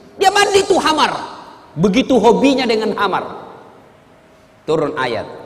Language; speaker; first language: Indonesian; non-native, local second language; Buginese